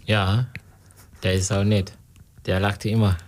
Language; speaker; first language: German; non-native, learner; Kinyarwanda